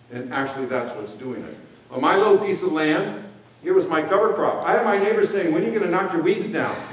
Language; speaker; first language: English; native; English